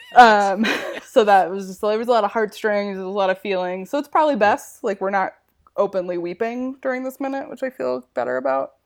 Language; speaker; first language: English; native; English